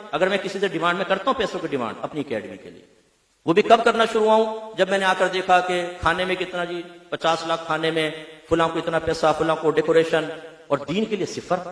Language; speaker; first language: Urdu; native; Urdu